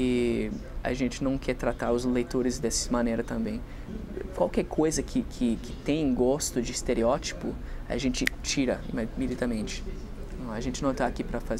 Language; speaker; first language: Portuguese; non-native, fluent; English